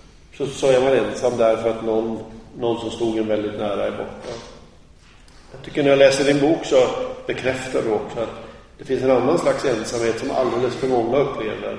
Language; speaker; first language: Swedish; native; Swedish